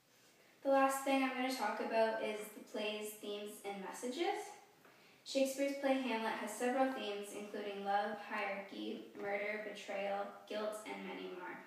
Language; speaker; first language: English; native; English